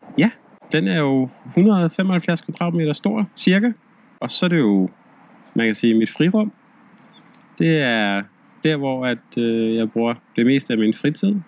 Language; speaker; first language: Danish; native; Danish